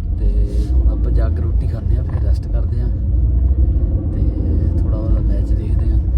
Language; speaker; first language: Punjabi; native; Punjabi